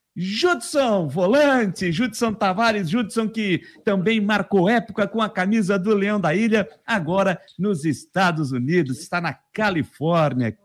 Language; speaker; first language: Portuguese; native; Portuguese